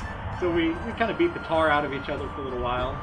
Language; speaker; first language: English; native; English